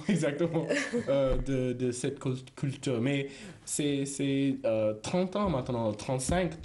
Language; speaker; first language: French; non-native, learner; English